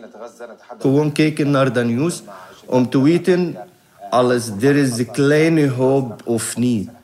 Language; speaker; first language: Dutch; non-native, learner; Arabic